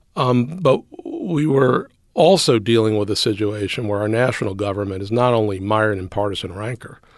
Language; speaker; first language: English; native; English